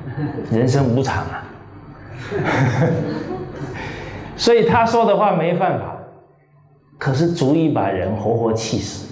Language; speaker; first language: Chinese; native; Chinese